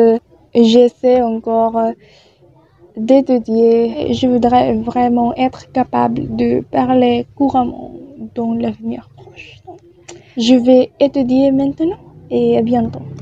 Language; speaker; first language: French; non-native, learner; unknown